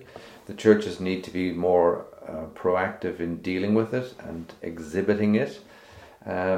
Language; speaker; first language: English; native; English